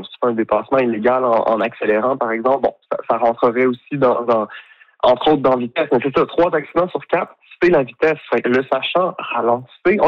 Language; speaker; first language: French; native; French